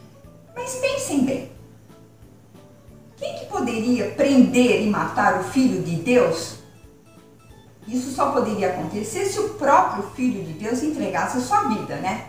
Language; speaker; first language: Portuguese; native; Portuguese